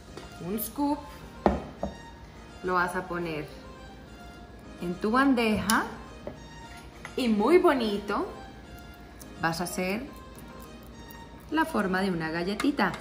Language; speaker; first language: Spanish; native; Spanish